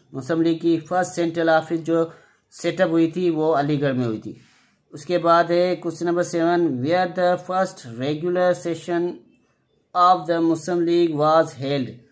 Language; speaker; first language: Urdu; non-native, local second language; Sindhi